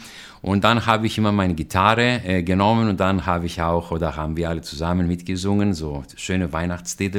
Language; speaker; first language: German; non-native, fluent; Greek